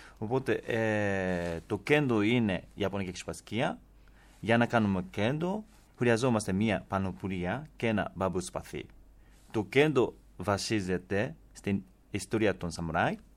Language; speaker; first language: Greek; non-native, fluent; Japanese